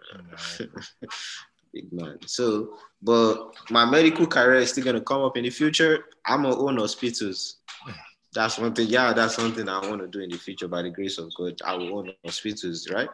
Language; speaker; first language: English; non-native, local second language; Yoruba